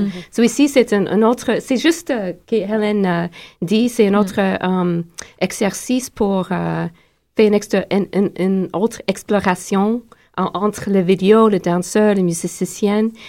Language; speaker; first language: French; non-native, learner; English